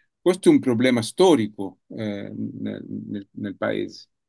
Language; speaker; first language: Italian; non-native, learner; Spanish